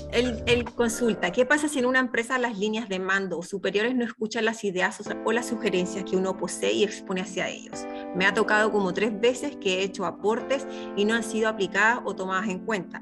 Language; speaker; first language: Spanish; native; Spanish